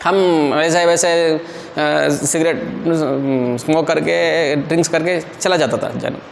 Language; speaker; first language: Hindi; non-native, local second language; Kannada